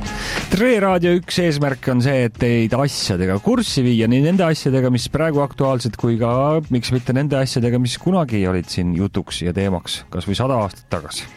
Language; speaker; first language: Estonian; native; Estonian